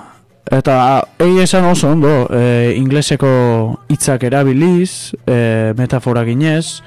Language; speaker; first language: Basque; native; Basque